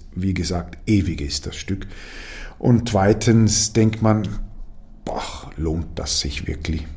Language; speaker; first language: German; non-native, fluent; Danish